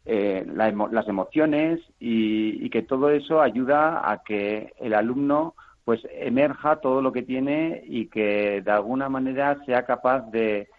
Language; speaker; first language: Spanish; native; Spanish